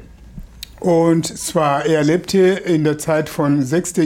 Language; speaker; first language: German; non-native, fluent; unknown